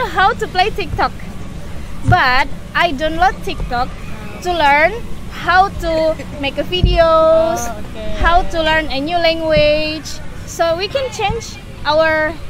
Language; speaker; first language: English; non-native, learner; Indonesian